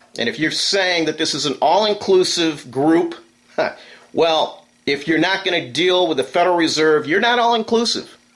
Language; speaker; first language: English; native; English